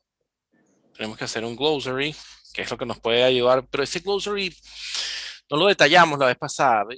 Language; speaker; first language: Spanish; native; Spanish